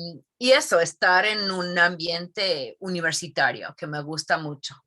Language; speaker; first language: Spanish; non-native, fluent; English